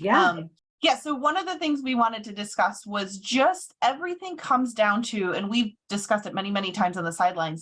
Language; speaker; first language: English; native; English